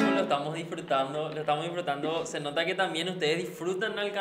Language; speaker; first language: Spanish; native; Spanish